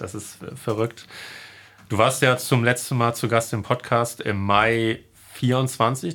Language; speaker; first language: German; native; German